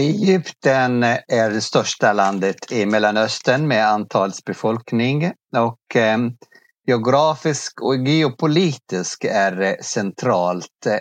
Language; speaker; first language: Swedish; non-native, fluent; Arabic